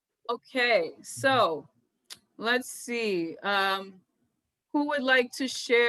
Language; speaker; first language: English; native; English